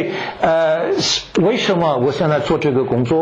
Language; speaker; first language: Chinese; non-native, fluent; French